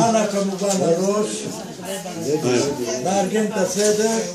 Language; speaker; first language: Hebrew; non-native, fluent; Aramaic